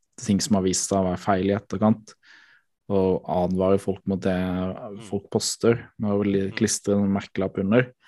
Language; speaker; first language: Norwegian; native; Norwegian